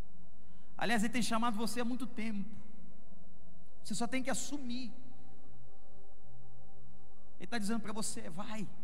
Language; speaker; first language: Portuguese; native; Portuguese